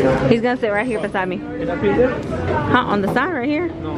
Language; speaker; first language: English; early bilingual, other home language; Spanish